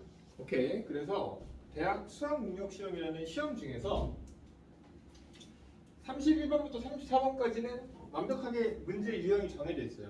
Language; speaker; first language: Korean; native; Korean